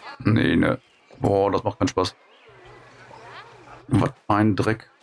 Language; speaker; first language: German; native; German